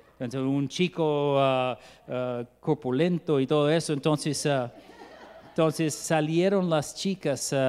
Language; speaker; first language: Spanish; non-native, fluent; English